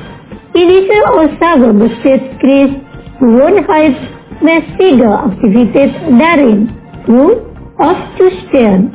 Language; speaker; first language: German; non-native, learner; Indonesian